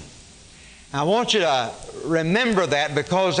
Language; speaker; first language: English; native; English